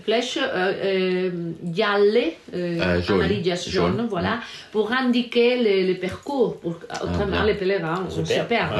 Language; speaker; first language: French; non-native, learner; Galician